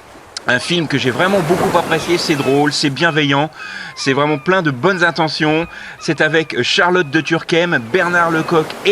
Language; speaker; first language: French; native; French